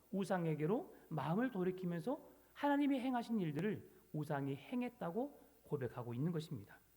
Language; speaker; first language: Korean; native; Korean